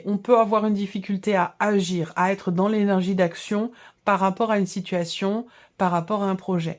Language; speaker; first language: French; native; French